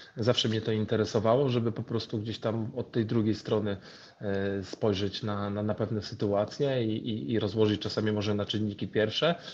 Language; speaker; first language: Polish; native; Polish